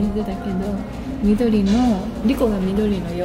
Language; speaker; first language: Japanese; native; Japanese